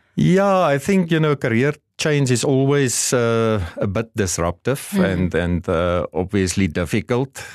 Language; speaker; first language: English; non-native, local second language; Afrikaans